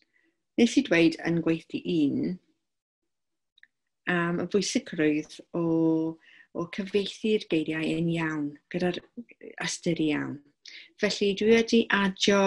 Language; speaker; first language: Welsh; non-native, local second language; English